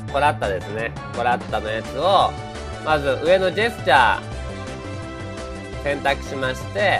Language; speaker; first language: Japanese; native; Japanese